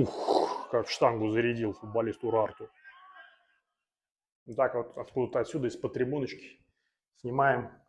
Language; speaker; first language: Russian; native; Russian